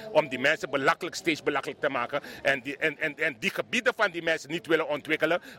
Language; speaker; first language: Dutch; non-native, local second language; Sranan Tongo